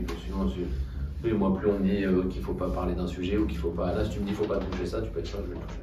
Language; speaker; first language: French; native; French